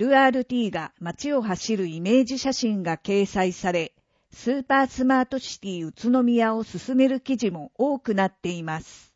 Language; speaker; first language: Japanese; native; Japanese